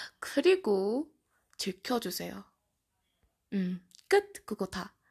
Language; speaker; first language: Korean; non-native, learner; English